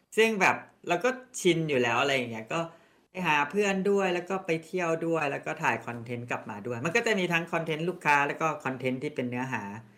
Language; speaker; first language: Thai; non-native, local second language; Northeastern Thai